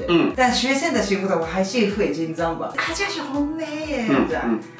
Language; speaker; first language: Chinese; non-native, learner; Japanese